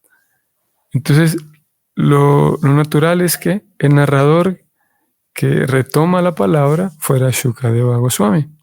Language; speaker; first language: Spanish; native; Spanish